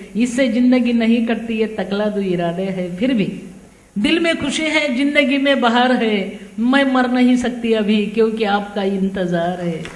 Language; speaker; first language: Hindi; non-native, local second language; Marathi